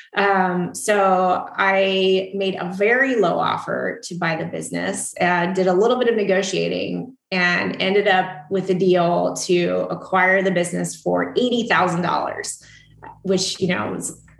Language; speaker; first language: English; native; English